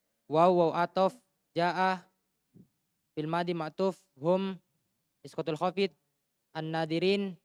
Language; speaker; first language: Arabic; non-native, learner; Indonesian